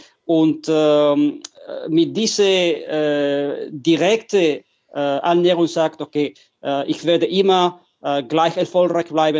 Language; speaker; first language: German; non-native, fluent; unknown